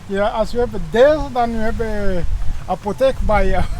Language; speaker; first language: Dutch; non-native, learner; Kinyarwanda